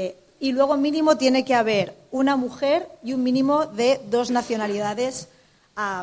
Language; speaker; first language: Spanish; native; Spanish